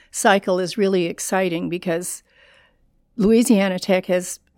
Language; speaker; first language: English; native; English